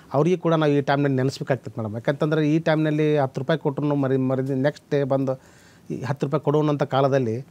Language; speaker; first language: Kannada; native; Kannada